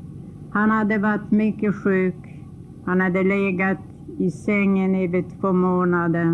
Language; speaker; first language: Swedish; non-native, fluent; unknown